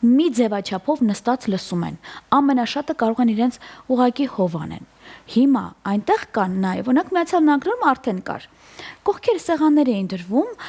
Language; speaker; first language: Armenian; native; Armenian